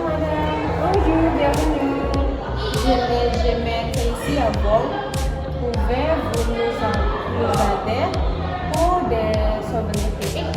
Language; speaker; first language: French; non-native, learner; Indonesian